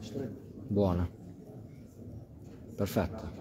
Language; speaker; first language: Italian; native; Italian